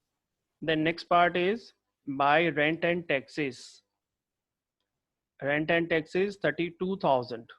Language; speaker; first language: English; non-native, local second language; Hindi